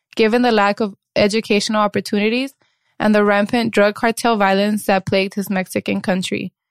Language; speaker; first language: English; early bilingual, other home language; Spanish